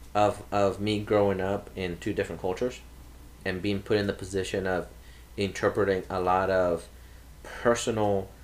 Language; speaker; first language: English; early bilingual, other home language; Spanish